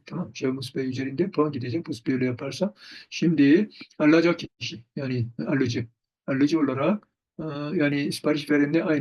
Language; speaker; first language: Turkish; non-native, fluent; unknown